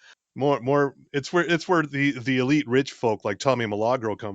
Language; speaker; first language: English; native; English